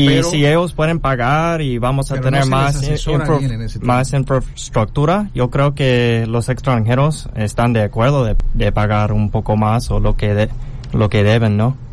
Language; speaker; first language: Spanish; non-native, fluent; English